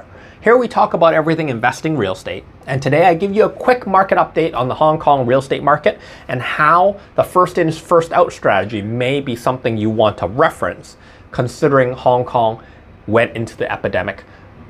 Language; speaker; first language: English; non-native, local second language; Cantonese